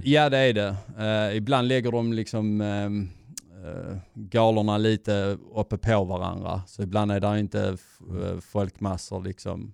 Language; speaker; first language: Swedish; native; Swedish